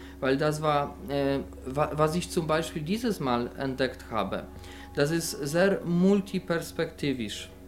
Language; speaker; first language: German; non-native, learner; Polish